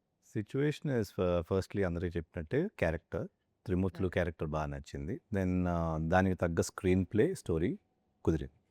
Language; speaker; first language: Telugu; native; Telugu